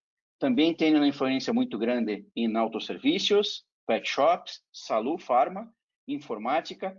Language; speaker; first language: Spanish; non-native, fluent; Portuguese